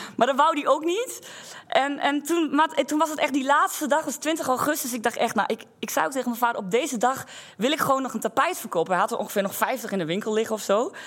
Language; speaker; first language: Dutch; native; Dutch